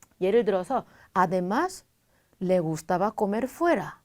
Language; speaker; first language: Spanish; non-native, fluent; Korean